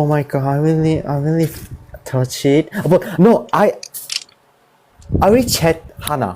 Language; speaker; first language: English; non-native, learner; Korean